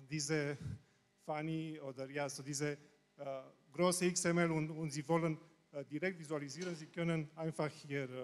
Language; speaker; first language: German; non-native, learner; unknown